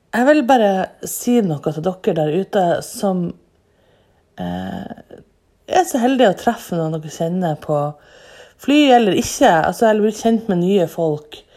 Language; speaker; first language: Norwegian; native; Norwegian